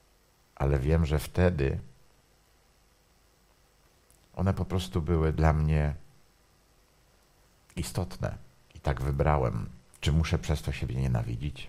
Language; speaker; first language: Polish; native; Polish